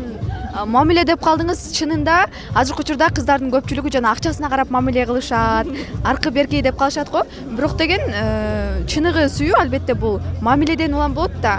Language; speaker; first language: Kyrgyz; native; Kyrgyz